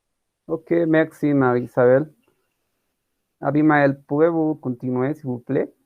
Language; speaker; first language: French; non-native, learner; Spanish